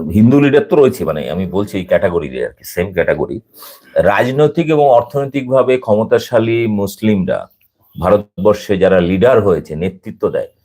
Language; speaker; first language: Bangla; native; Bangla